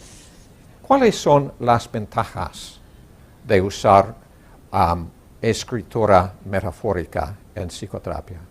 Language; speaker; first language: Spanish; non-native, learner; English